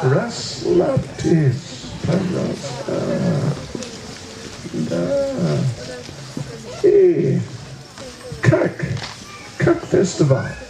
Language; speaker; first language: Russian; non-native, learner; English